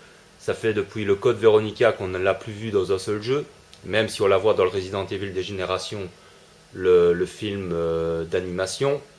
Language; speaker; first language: French; native; French